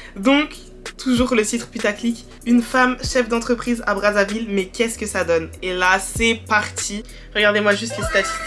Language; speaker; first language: French; early bilingual, other home language; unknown